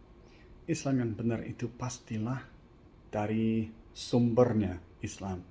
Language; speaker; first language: Indonesian; non-native, fluent; English